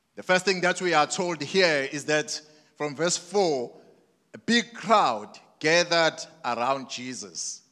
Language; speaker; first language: English; non-native, local second language; Zulu